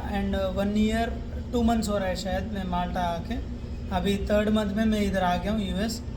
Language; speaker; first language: Hindi; non-native, local second language; Telugu